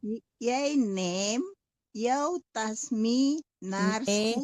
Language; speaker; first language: Dutch; non-native, learner; Indonesian